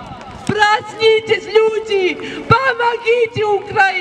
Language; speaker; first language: Russian; non-native, fluent; Georgian